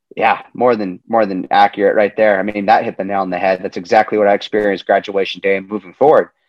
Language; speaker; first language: English; native; English